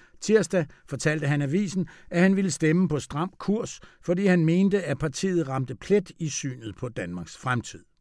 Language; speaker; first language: Danish; native; Danish